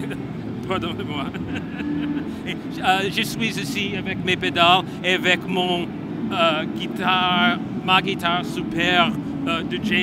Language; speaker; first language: French; non-native, learner; English